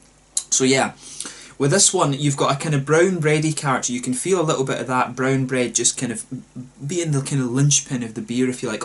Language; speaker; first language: English; native; English